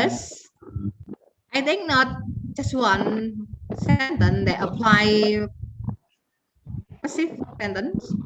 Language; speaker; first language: English; non-native, learner; Indonesian